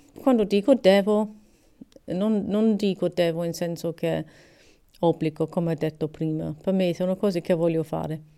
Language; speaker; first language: Italian; non-native, learner; English